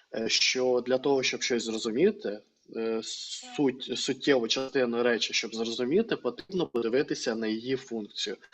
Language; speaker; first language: Ukrainian; non-native, local second language; Russian